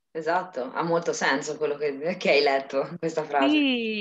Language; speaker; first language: Italian; native; Italian